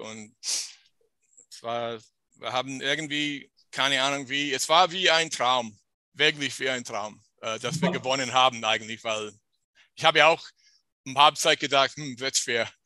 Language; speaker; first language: German; non-native, fluent; English